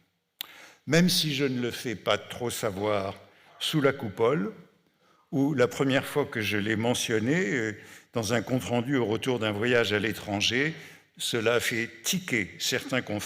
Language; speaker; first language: French; native; French